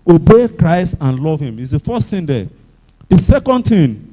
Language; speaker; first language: English; non-native, local second language; Yoruba